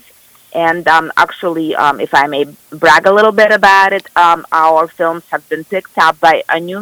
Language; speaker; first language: English; non-native, fluent; Russian